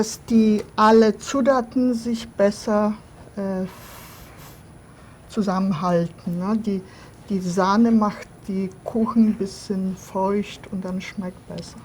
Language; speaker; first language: German; non-native, fluent; Polish